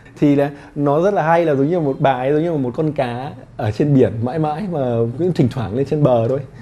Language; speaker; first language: Vietnamese; early bilingual, heritage; Vietnamese